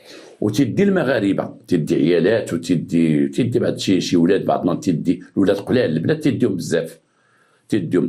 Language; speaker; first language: Arabic; native; Arabic